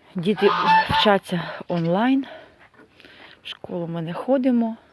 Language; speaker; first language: Ukrainian; non-native, local second language; Russian